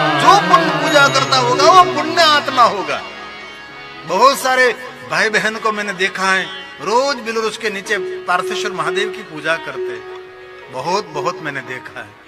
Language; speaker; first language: Hindi; non-native, local second language; Gujarati